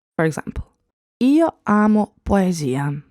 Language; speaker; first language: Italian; non-native, fluent; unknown